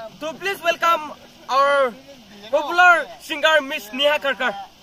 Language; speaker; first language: Hindi; non-native, local second language; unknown